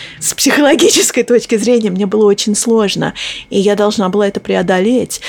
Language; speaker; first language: Russian; early bilingual, heritage; Russian